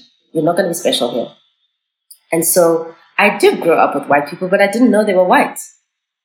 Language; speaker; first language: English; non-native, local second language; Xhosa